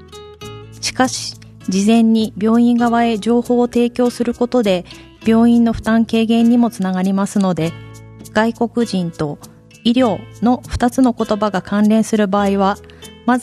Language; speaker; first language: Japanese; native; Japanese